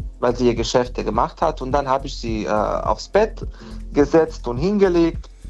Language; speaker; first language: German; non-native, fluent; Bosnian